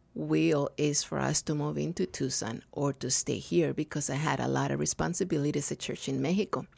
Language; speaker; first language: English; non-native, fluent; Spanish